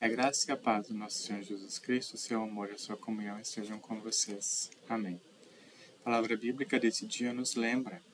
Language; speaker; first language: Portuguese; native; Portuguese